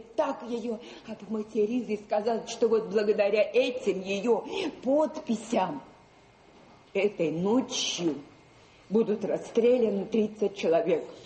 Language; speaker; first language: Russian; native; Russian